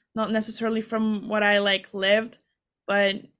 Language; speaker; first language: English; non-native, fluent; Hungarian